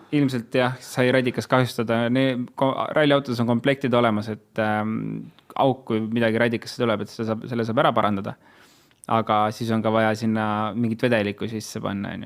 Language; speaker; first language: Estonian; native; Estonian